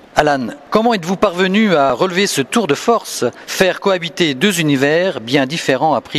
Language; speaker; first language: French; native; French